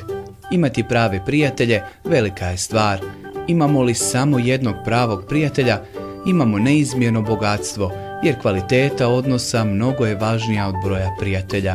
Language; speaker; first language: Croatian; native; Croatian